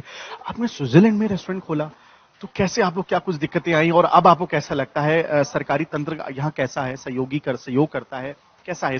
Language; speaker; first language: Hindi; native; Hindi